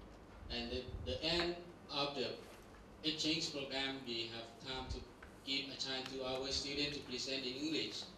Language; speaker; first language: English; non-native, learner; Thai